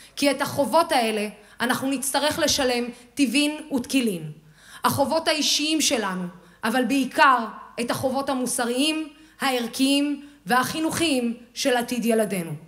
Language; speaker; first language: Hebrew; non-native, local second language; Arabic